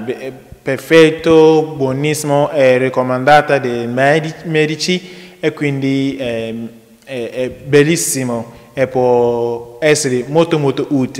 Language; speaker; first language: Italian; non-native, learner; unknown